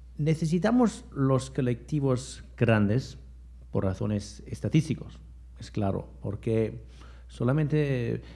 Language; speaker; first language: Spanish; non-native, fluent; German